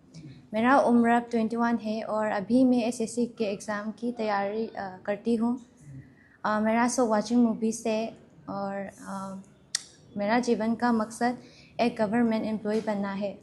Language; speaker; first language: Hindi; non-native, learner; Manipuri